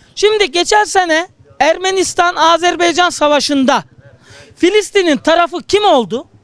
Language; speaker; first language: Turkish; native; Turkish